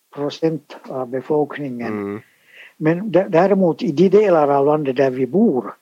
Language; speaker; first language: Swedish; native; Swedish